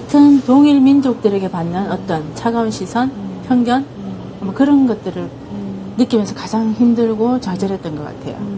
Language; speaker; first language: Korean; non-native, fluent; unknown